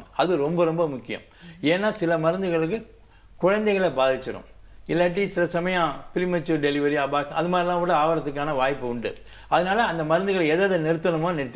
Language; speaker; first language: Tamil; native; Tamil